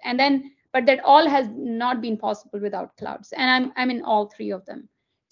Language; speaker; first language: English; non-native, local second language; Hindi